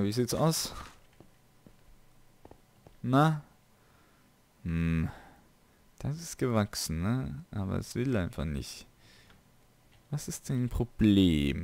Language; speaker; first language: German; native; German